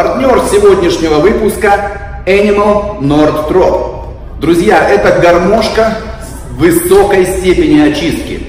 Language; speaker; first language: Russian; native; Russian